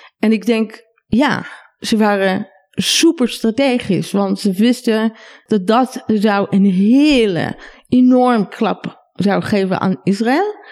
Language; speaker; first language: Dutch; non-native, fluent; Hebrew